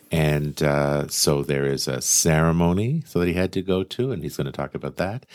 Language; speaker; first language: English; native; English